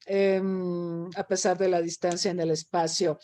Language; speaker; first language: Spanish; native; Spanish